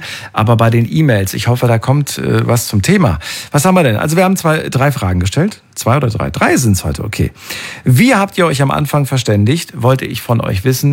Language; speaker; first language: German; native; German